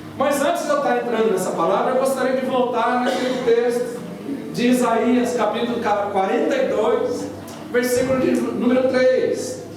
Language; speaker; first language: Portuguese; native; Portuguese